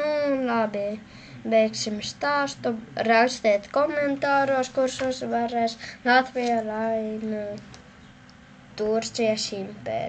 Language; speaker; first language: Latvian; non-native, local second language; Russian